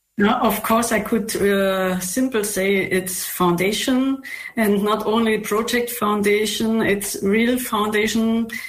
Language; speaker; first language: English; non-native, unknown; German